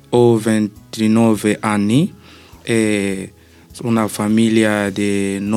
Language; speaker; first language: Italian; non-native, learner; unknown